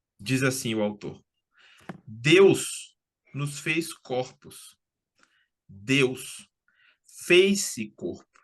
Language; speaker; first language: Portuguese; native; Portuguese